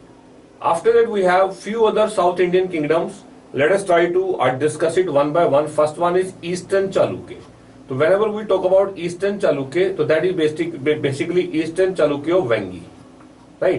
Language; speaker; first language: English; non-native, local second language; Hindi